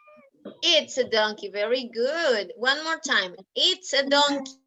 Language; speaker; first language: English; non-native, fluent; Spanish